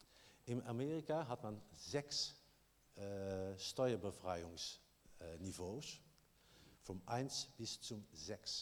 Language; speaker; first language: German; non-native, learner; Dutch